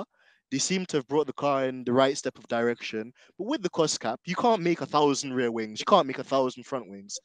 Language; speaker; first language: English; native; English